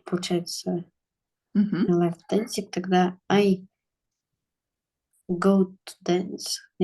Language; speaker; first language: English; non-native, learner; Russian